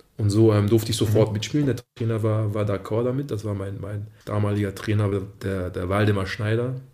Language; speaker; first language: German; early bilingual, other home language; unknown